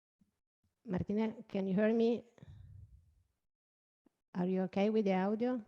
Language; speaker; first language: English; non-native, fluent; Italian